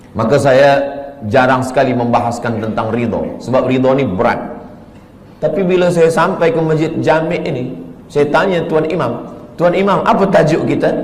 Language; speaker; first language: Malay; native; Malay